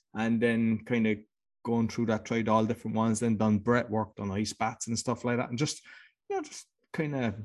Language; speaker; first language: English; native; English